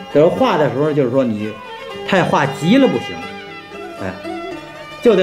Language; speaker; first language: Chinese; native; Chinese